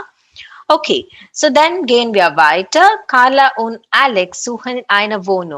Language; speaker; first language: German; non-native, fluent; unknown